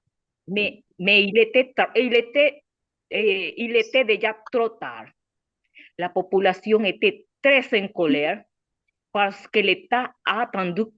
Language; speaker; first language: French; non-native, learner; Spanish